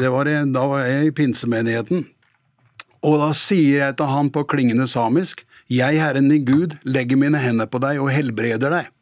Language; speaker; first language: Norwegian; native; Norwegian